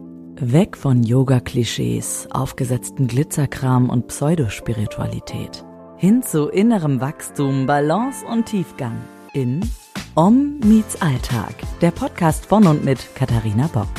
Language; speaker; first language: German; native; German